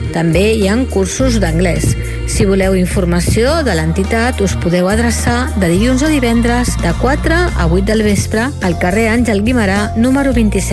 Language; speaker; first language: Catalan; native; Catalan